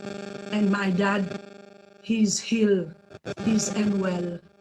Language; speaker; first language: English; non-native, learner; Morisyen